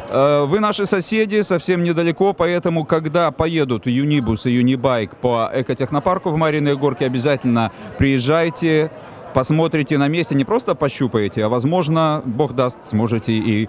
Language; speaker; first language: Russian; native; Russian